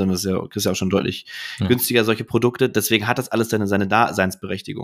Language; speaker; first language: German; native; German